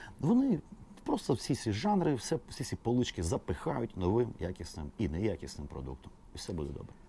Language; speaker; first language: Ukrainian; native; Ukrainian